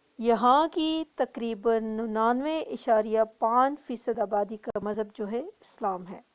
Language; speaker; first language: Urdu; non-native, local second language; Northern Hindko